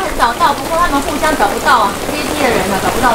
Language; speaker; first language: Chinese; native; Chinese